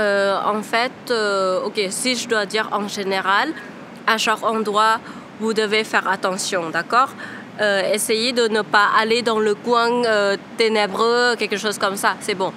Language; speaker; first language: French; non-native, fluent; Thai